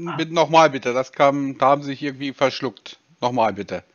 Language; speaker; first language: German; native; German